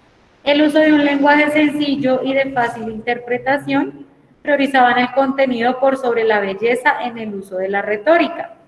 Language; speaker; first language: Spanish; native; Spanish